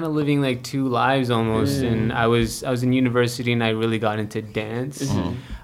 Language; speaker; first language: English; non-native, fluent; Filipino